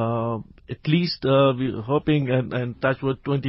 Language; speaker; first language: English; non-native, local second language; Urdu